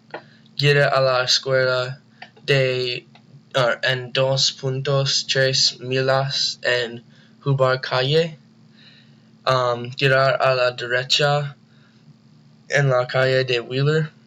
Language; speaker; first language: Spanish; non-native, learner; English